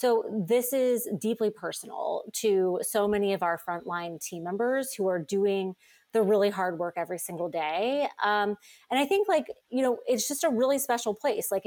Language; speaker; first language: English; native; English